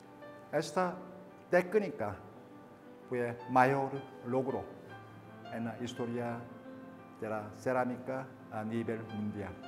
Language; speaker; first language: Spanish; non-native, fluent; Korean